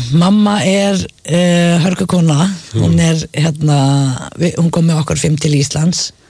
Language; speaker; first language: Icelandic; non-native, fluent; Arabic